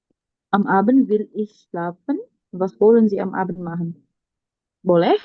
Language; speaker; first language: German; non-native, learner; Indonesian